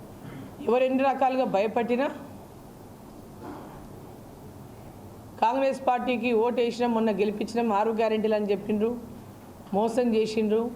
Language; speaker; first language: Telugu; native; Telugu